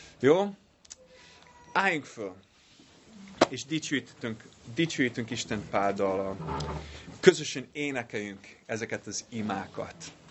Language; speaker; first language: Hungarian; non-native, learner; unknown